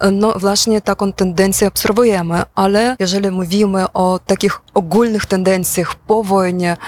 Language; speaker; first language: Polish; non-native, fluent; Ukrainian